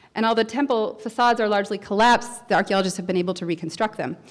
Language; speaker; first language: English; native; English